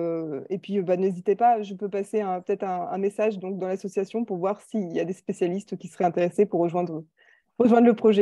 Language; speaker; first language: French; native; French